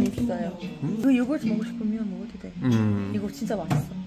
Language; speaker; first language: Korean; non-native, learner; Arabic